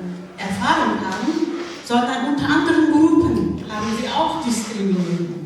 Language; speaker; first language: German; non-native, fluent; Kurdish